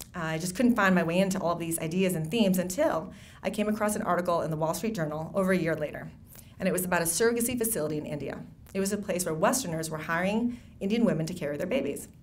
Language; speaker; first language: English; native; English